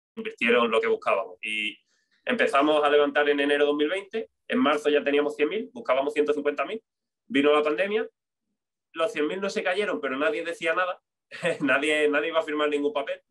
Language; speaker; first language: Spanish; native; Spanish